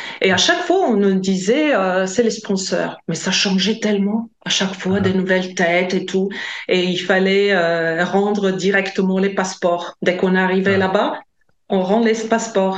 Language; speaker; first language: French; non-native, fluent; Latvian